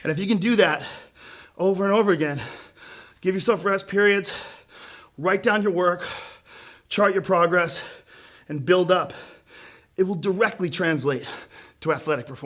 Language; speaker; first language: English; native; English